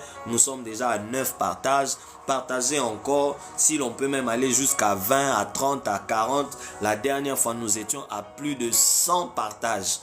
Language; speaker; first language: French; non-native, local second language; Lingala